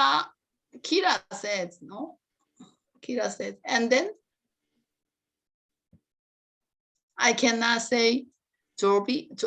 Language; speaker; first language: English; non-native, learner; Korean